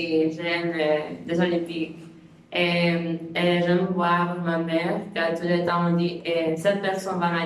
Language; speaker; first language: French; non-native, learner; Spanish